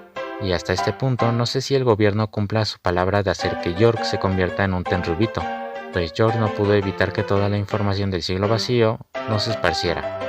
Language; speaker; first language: Spanish; native; Spanish